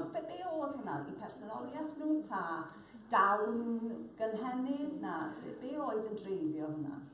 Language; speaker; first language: Welsh; native; Welsh